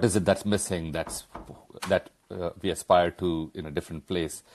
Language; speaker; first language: English; non-native, local second language; Hindi